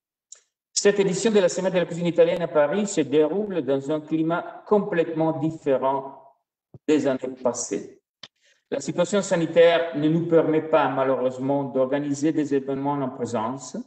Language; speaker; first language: French; non-native, fluent; Italian